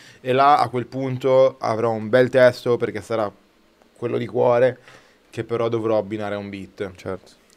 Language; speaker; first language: Italian; native; Italian